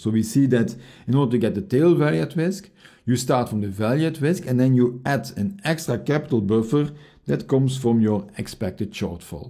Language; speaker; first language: English; non-native, fluent; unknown